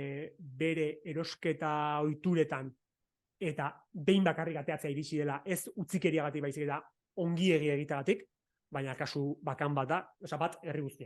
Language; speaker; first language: Basque; native; Basque